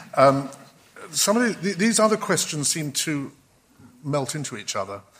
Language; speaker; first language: English; native; English